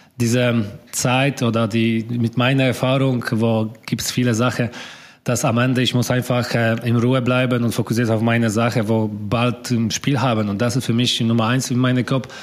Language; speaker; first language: German; non-native, learner; Polish